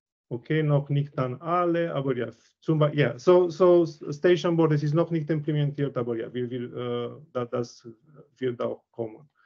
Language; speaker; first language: German; non-native, learner; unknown